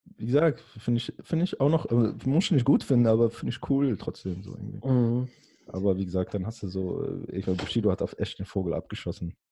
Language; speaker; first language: German; early bilingual, other home language; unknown